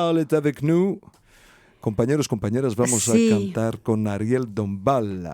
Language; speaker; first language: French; early bilingual, other home language; Greek